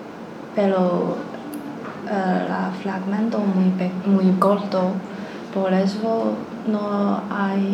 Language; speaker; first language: Spanish; non-native, learner; Chinese